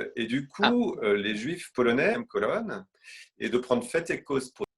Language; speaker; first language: French; native; French